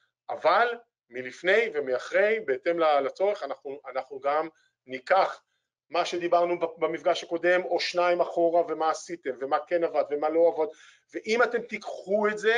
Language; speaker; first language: Hebrew; native; Hebrew